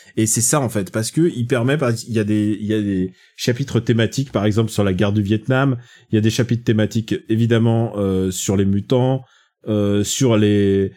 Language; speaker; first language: French; native; French